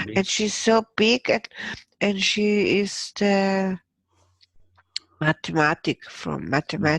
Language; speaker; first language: English; non-native, fluent; German